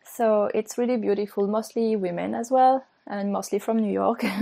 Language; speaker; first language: English; non-native, fluent; French